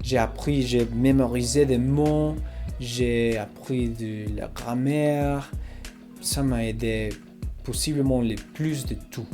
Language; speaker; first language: French; non-native, learner; English